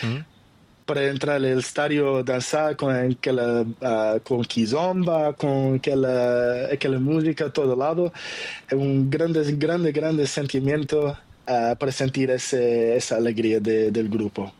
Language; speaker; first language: Spanish; non-native, learner; Portuguese